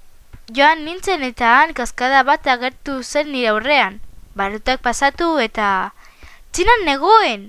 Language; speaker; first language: Basque; non-native, local second language; Spanish